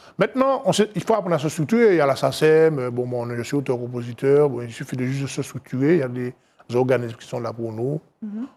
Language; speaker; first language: French; native; French